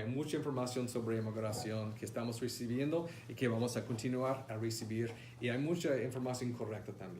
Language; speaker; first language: Spanish; non-native, fluent; English